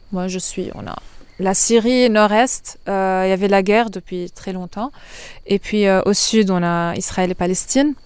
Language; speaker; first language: French; non-native, local second language; Arabic